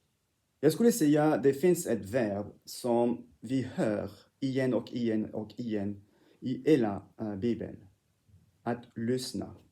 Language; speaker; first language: Swedish; non-native, fluent; French